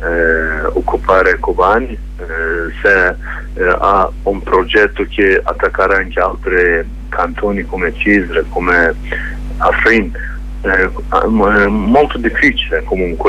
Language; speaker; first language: Italian; non-native, learner; Kurdish